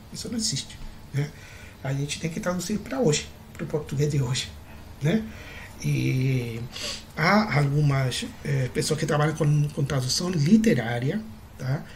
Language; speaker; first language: Portuguese; non-native, fluent; Spanish